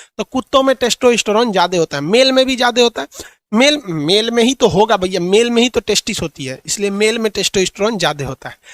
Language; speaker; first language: Hindi; native; Hindi